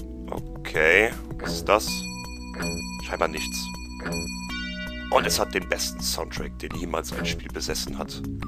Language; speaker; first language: German; native; German